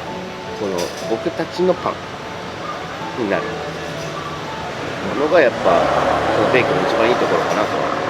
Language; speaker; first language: Japanese; native; Japanese